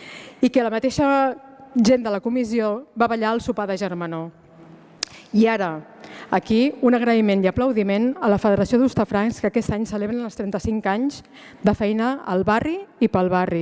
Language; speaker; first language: Catalan; native; Catalan